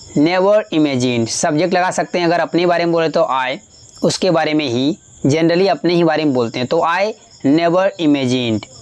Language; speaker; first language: Hindi; native; Hindi